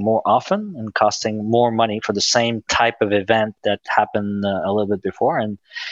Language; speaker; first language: English; native; English